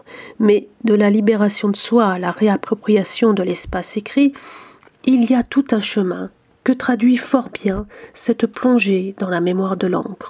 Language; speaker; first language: French; native; French